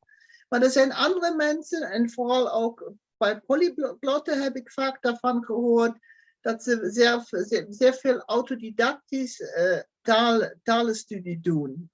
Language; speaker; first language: Dutch; non-native, fluent; German